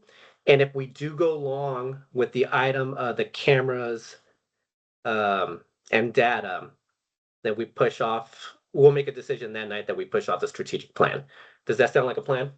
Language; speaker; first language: English; native; English